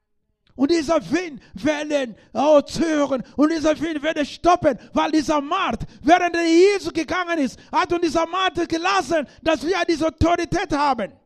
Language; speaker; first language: German; non-native, learner; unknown